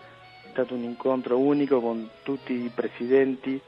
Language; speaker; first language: Italian; early bilingual, heritage; Spanish